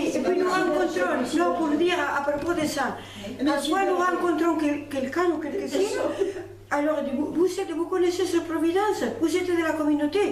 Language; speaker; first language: French; non-native, fluent; Spanish